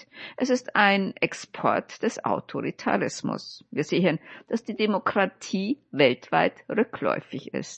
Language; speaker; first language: German; native; German